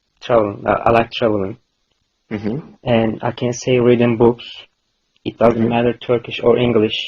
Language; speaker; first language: English; non-native, learner; Turkish